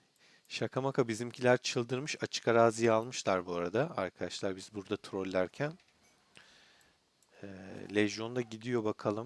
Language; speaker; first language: Turkish; native; Turkish